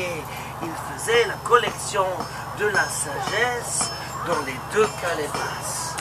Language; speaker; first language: French; non-native, local second language; Luxembourgish